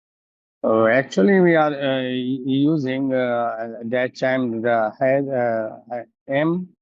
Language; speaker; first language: English; non-native, learner; Hindi